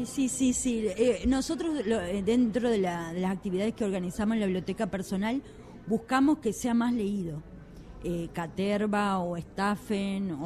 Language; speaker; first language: Spanish; native; Spanish